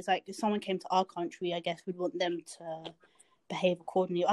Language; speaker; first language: English; native; English